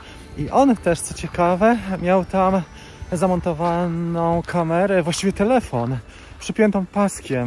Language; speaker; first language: Polish; native; Polish